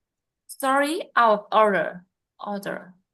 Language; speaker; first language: English; non-native, learner; Vietnamese